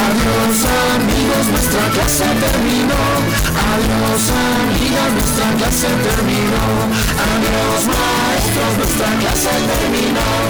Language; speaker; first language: Spanish; non-native, fluent; English